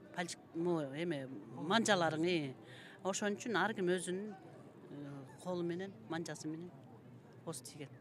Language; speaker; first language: Kyrgyz; native; Kyrgyz